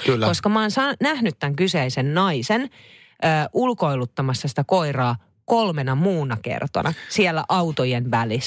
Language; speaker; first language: Finnish; native; Finnish